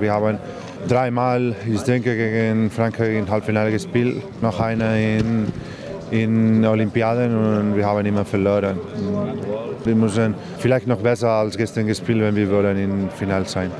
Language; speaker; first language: German; non-native, learner; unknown